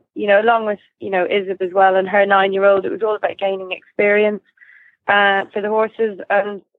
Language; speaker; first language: English; native; English